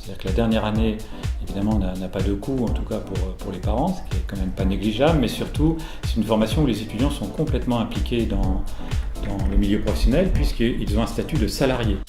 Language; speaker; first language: French; native; French